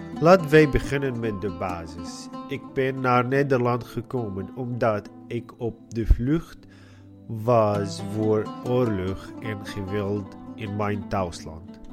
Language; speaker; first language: Dutch; non-native, learner; Arabic